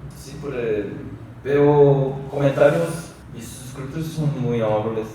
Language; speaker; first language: Spanish; non-native, learner; Korean